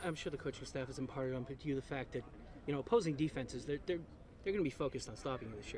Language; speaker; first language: English; native; English